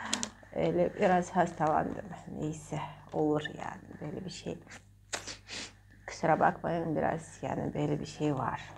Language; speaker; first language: Turkish; non-native, fluent; Russian